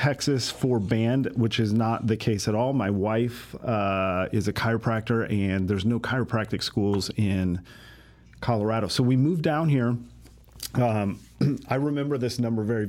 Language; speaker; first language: English; native; English